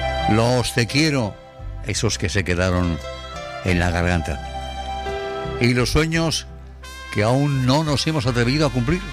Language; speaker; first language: Spanish; native; Spanish